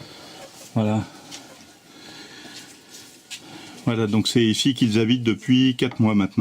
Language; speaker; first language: French; native; French